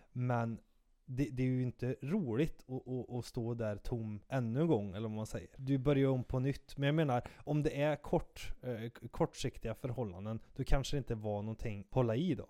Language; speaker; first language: Swedish; native; Swedish